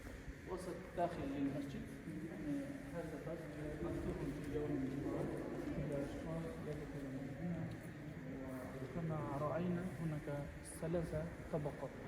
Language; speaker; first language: Arabic; non-native, learner; Kazakh